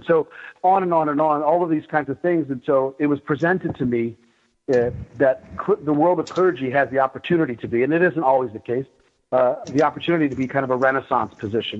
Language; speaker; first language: English; native; English